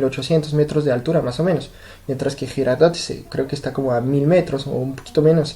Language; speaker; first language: Spanish; non-native, fluent; French